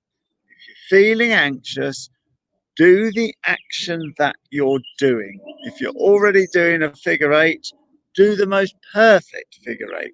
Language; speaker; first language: English; native; English